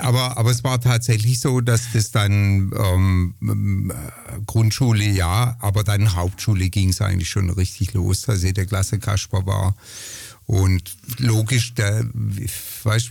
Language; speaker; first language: German; native; German